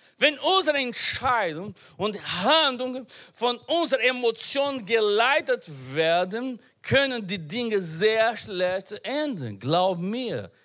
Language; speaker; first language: German; non-native, learner; Portuguese